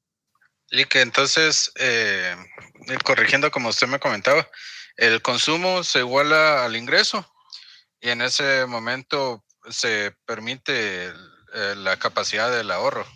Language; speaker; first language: Spanish; native; Spanish